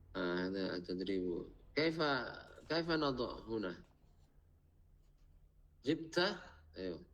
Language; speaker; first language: Arabic; non-native, fluent; Indonesian